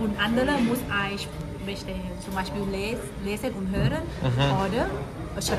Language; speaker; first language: German; non-native, learner; Thai